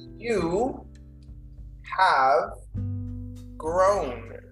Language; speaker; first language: English; non-native, fluent; Spanish